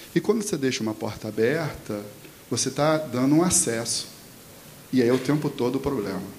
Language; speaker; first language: Portuguese; native; Portuguese